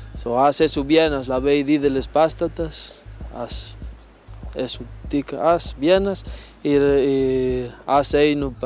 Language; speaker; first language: Lithuanian; non-native, learner; Spanish